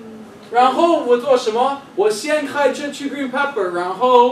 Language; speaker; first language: Chinese; non-native, fluent; English